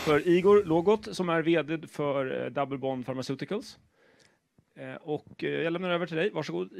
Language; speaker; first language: Swedish; native; Swedish